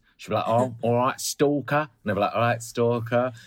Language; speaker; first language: English; native; English